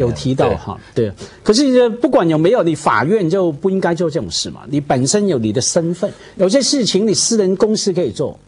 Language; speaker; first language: Chinese; non-native, fluent; Cantonese